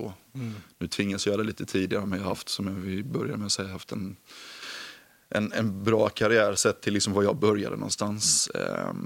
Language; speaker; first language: Swedish; native; Swedish